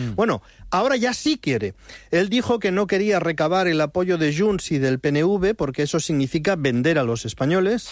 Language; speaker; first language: Spanish; native; Spanish